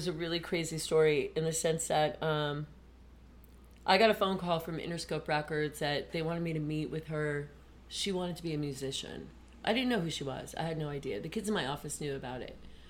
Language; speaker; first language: English; native; English